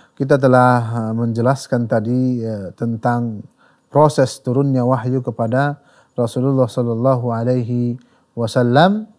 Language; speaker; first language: Malay; native; Malay